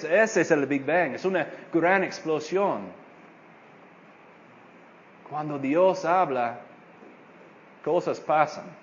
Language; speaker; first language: Spanish; non-native, fluent; English